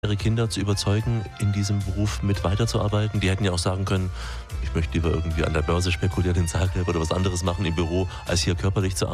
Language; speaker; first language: German; native; German